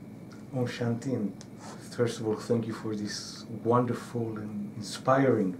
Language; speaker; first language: English; non-native, fluent; Hebrew